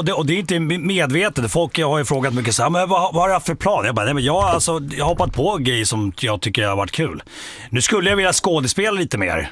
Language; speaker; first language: Swedish; native; Swedish